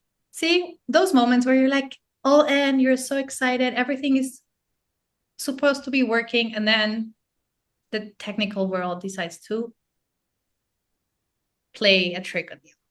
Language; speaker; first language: English; non-native, fluent; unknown